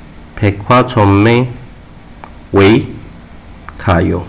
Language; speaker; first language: Korean; non-native, learner; Chinese